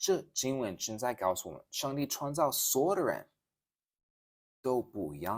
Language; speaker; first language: Chinese; non-native, fluent; English